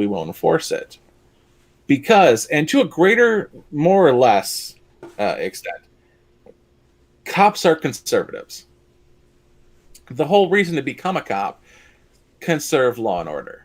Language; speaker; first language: English; native; English